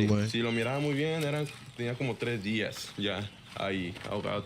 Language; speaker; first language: Spanish; native; Spanish